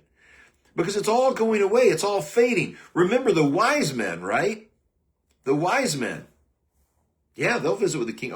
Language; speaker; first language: English; native; English